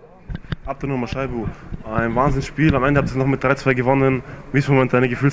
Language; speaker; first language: German; native; German